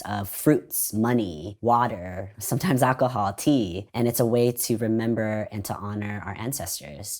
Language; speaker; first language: English; early bilingual, other home language; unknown